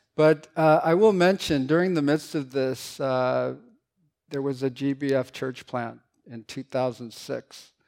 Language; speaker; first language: English; early bilingual, other home language; Korean